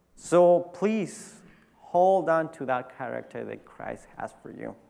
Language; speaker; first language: English; early bilingual, other home language; Spanish